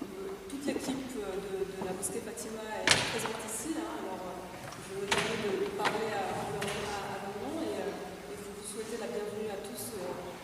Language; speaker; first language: French; native; French